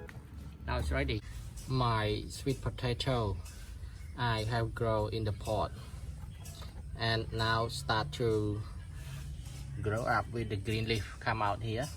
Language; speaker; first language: English; non-native, learner; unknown